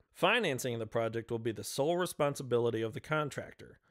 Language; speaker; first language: English; native; English